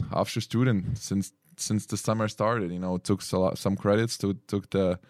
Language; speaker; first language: English; early bilingual, other home language; Lithuanian